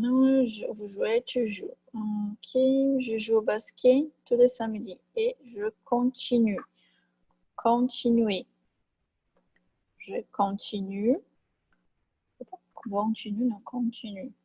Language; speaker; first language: French; non-native, fluent; Portuguese